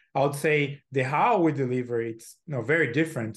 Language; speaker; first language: English; non-native, fluent; Portuguese